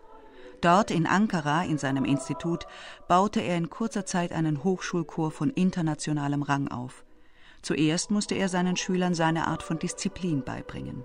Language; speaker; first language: German; native; German